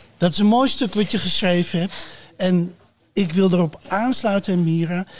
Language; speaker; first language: Dutch; native; Dutch